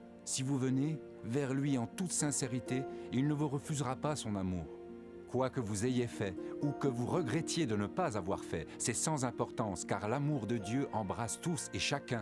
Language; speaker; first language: French; native; French